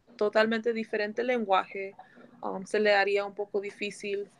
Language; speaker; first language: Spanish; early bilingual, heritage; Spanish